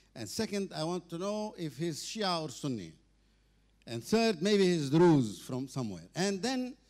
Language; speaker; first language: English; non-native, fluent; Arabic